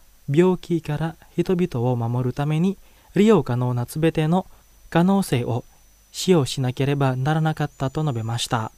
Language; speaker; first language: Japanese; non-native, fluent; Indonesian